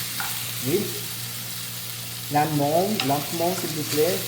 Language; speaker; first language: French; non-native, learner; Spanish